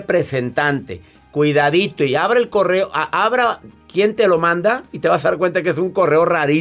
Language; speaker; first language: Spanish; native; Spanish